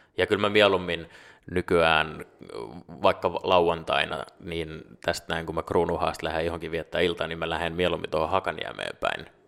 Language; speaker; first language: Finnish; non-native, local second language; Swedish